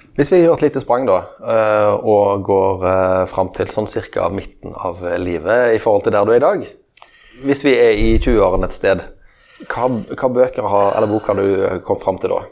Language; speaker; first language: Norwegian; native; Norwegian